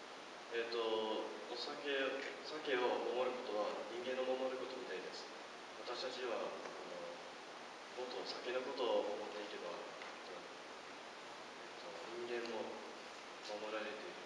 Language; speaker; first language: Japanese; non-native, fluent; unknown